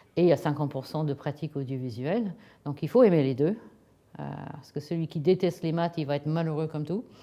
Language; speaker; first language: French; non-native, fluent; English